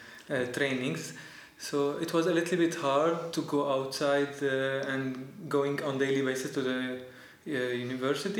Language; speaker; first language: English; non-native, fluent; Arabic